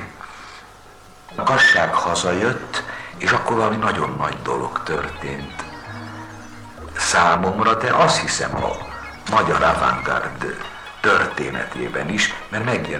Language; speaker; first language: Hungarian; native; Hungarian